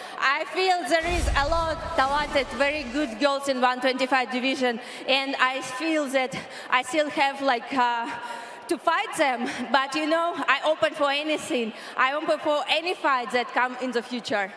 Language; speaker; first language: English; non-native, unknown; Russian